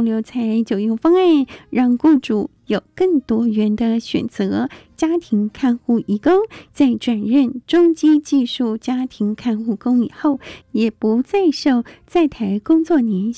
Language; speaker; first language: Chinese; native; Chinese